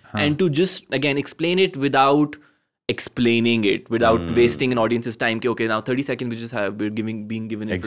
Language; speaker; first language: English; non-native, local second language; Urdu